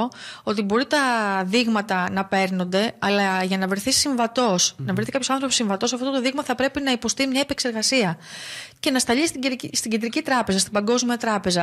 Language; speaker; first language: Greek; native; Greek